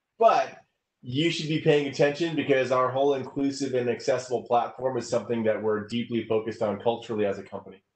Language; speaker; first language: English; native; English